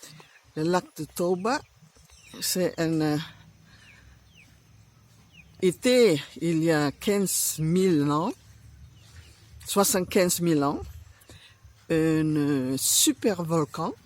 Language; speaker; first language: French; non-native, learner; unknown